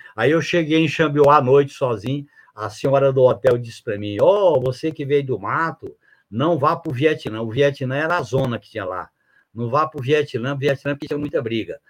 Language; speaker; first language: Portuguese; native; Portuguese